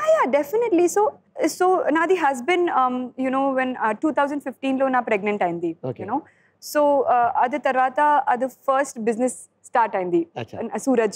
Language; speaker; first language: Telugu; non-native, learner; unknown